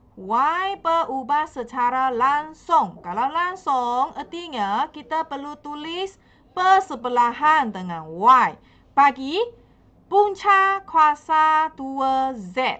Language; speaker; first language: Malay; non-native, local second language; Chinese